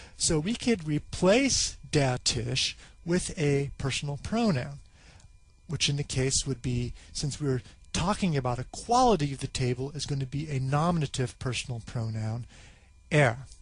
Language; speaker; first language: English; native; English